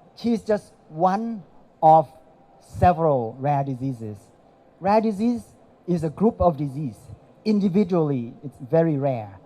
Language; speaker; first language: English; non-native, fluent; Thai